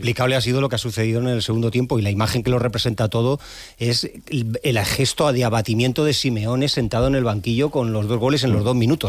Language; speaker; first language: Spanish; native; Spanish